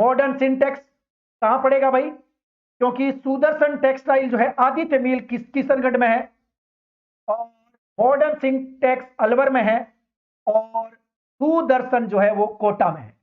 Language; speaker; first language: Hindi; native; Hindi